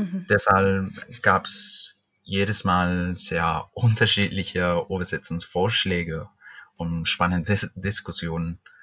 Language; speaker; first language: German; non-native, fluent; Spanish